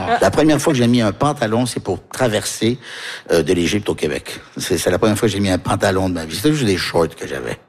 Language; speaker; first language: French; early bilingual, heritage; French